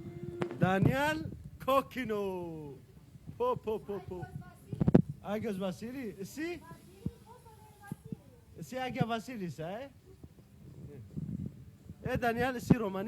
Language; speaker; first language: Greek; non-native, learner; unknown